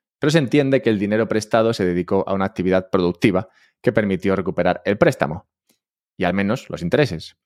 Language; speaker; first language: Spanish; native; Spanish